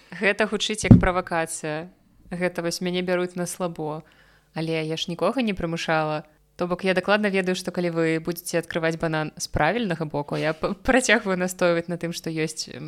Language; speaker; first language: Belarusian; non-native, local second language; Russian